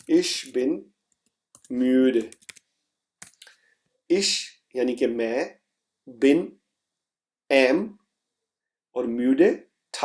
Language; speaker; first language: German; non-native, fluent; Urdu